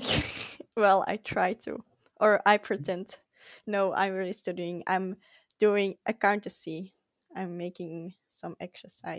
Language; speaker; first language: English; non-native, fluent; Dutch